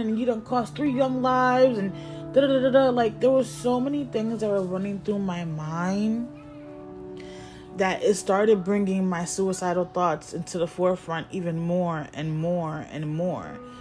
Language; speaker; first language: English; native; English